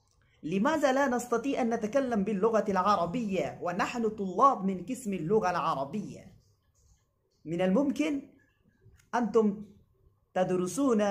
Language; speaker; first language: Arabic; non-native, learner; Bangla